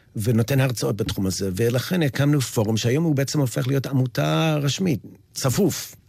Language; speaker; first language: Hebrew; non-native, fluent; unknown